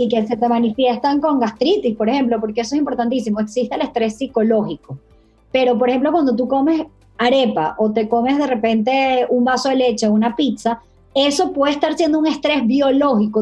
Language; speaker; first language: Spanish; native; Spanish